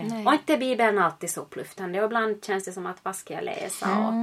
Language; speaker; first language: Swedish; native; Swedish